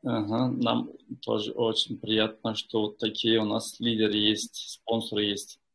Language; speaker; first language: Russian; non-native, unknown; Turkish